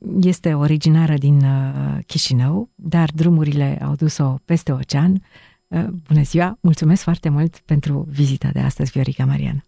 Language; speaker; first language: Romanian; native; Romanian